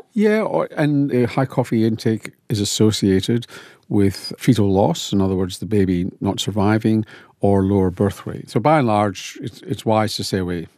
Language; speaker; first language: English; native; English